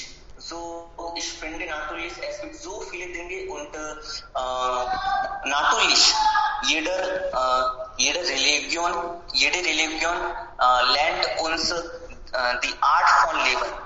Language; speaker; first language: German; non-native, learner; Hindi